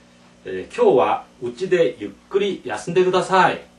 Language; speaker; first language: Japanese; non-native, fluent; Korean